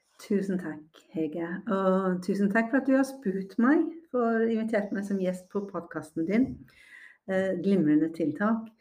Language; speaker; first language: Norwegian; non-native, fluent; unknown